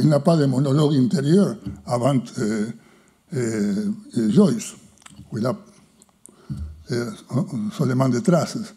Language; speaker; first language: French; non-native, fluent; Spanish